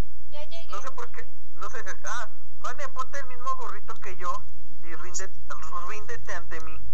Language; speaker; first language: Spanish; native; Spanish